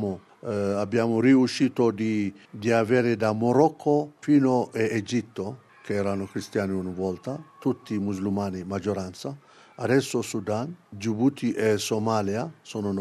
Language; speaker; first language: Italian; non-native, fluent; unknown